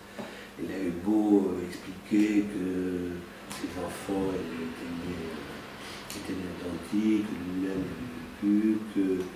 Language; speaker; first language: French; native; French